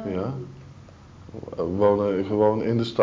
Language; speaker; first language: Dutch; native; Dutch